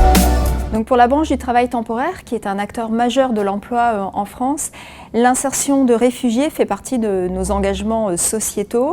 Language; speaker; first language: French; native; French